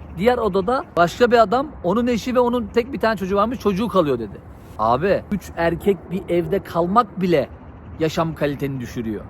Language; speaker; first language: Turkish; native; Turkish